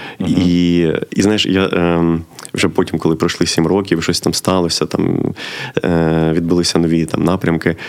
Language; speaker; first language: Ukrainian; native; Ukrainian